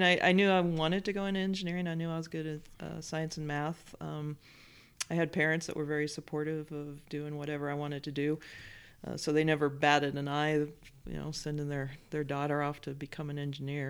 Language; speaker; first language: English; native; English